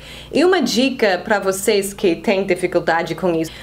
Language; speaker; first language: Portuguese; non-native, fluent; English